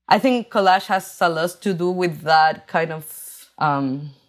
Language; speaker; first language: English; non-native, fluent; Spanish